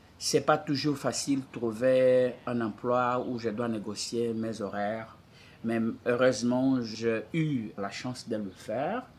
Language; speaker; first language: French; non-native, fluent; Portuguese